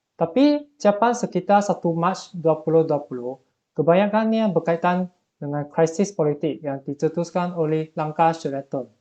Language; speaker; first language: Malay; non-native, local second language; Chinese